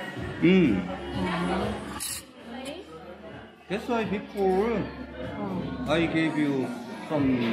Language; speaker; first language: English; non-native, learner; Korean